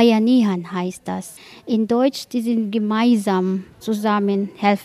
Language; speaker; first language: German; non-native, learner; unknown